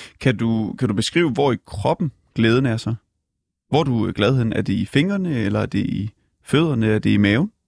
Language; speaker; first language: Danish; native; Danish